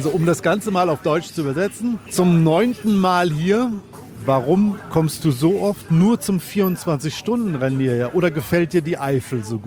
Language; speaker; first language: German; native; German